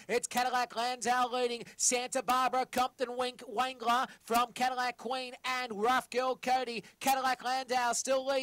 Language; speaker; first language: English; native; English